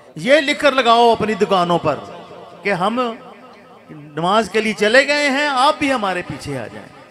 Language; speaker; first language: Urdu; non-native, local second language; Punjabi